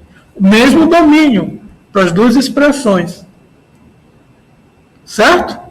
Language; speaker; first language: Portuguese; native; Portuguese